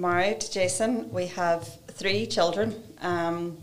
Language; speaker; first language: English; native; English